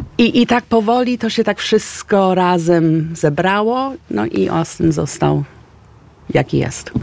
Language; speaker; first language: Polish; early bilingual, heritage; Polish